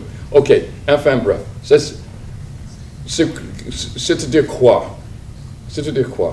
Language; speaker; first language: French; non-native, learner; English